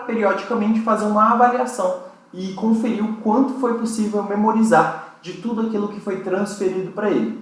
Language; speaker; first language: Portuguese; native; Portuguese